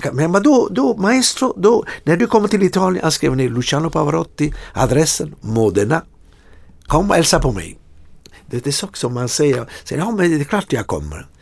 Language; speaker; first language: Swedish; non-native, fluent; Italian